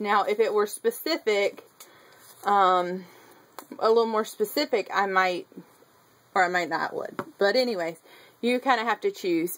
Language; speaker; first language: English; native; English